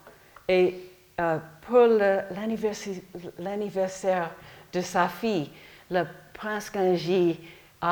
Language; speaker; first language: French; non-native, learner; English